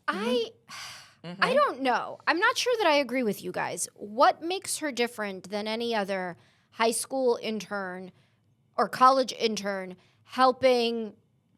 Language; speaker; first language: English; native; English